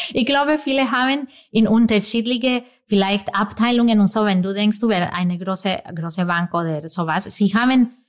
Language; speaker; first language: German; non-native, fluent; English